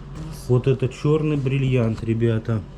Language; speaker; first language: Russian; native; Russian